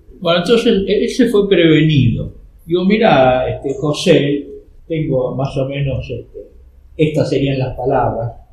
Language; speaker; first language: Spanish; native; Spanish